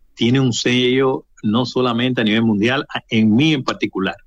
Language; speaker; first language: Spanish; native; Spanish